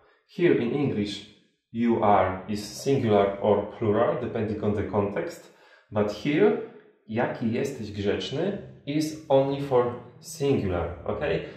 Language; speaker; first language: English; non-native, fluent; Polish